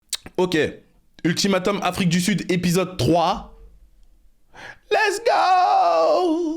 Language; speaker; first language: French; native; French